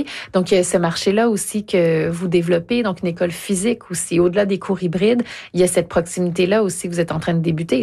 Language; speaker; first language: French; native; French